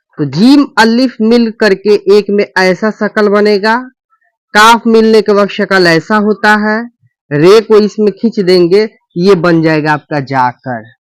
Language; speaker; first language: Hindi; native; Hindi